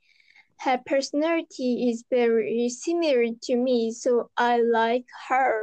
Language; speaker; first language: English; non-native, learner; Japanese